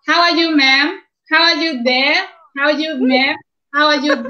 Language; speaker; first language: English; non-native, fluent; Khmer